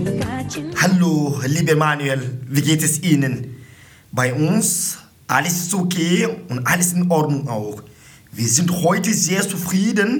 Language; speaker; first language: German; non-native, learner; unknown